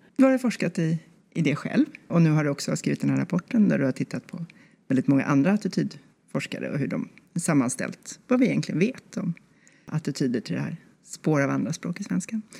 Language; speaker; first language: Swedish; native; Swedish